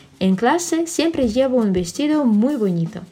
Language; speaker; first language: Spanish; non-native, fluent; Russian